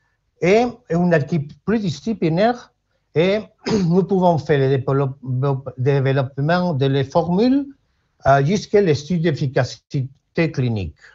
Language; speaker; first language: French; non-native, learner; Spanish